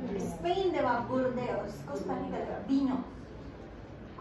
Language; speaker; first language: Japanese; non-native, learner; Spanish